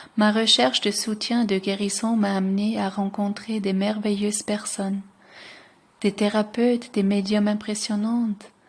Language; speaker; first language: French; non-native, local second language; Swiss German